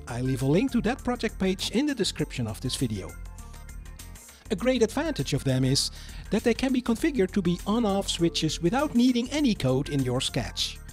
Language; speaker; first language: English; non-native, fluent; Dutch